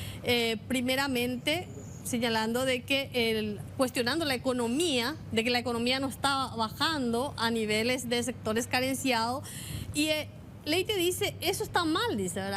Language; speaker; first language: Spanish; native; Spanish